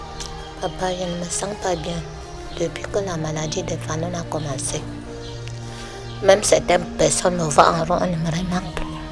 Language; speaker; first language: French; non-native, local second language; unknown